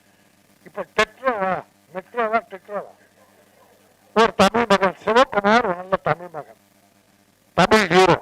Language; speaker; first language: Tamil; native; Tamil